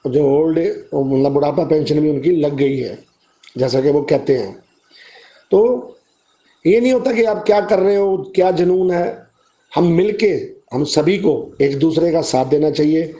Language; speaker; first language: Hindi; native; Hindi